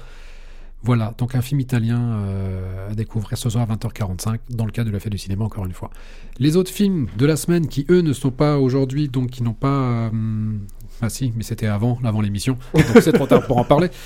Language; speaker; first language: French; native; French